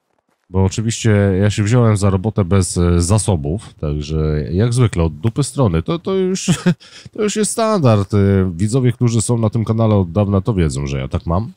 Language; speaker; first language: Polish; native; Polish